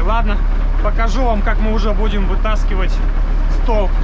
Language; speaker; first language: Russian; native; Russian